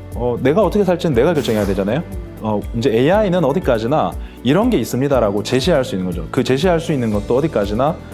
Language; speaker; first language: Korean; native; Korean